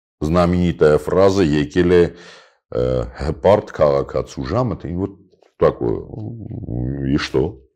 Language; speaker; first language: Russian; non-native, local second language; Armenian